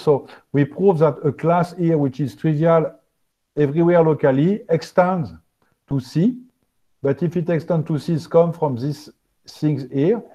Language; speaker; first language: English; non-native, fluent; French